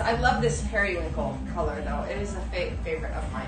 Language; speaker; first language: English; native; English